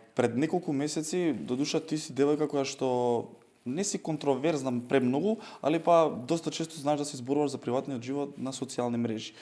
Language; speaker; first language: Macedonian; native; Macedonian